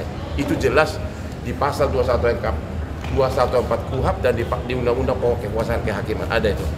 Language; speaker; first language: Indonesian; native; Indonesian